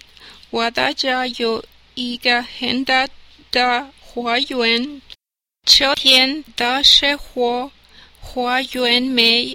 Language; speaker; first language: Chinese; non-native, learner; English